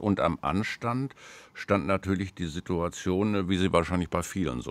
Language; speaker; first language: German; native; German